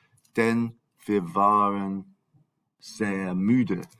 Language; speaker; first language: German; non-native, fluent; English